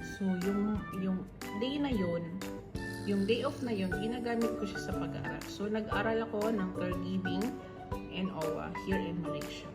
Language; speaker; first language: Filipino; non-native, local second language; Cebuano